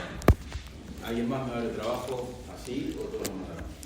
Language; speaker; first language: Spanish; native; Spanish